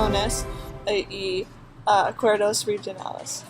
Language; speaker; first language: Spanish; non-native, learner; English